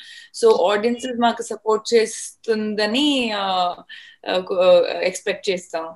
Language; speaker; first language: Telugu; non-native, fluent; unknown